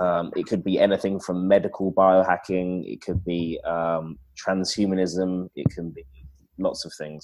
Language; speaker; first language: English; native; English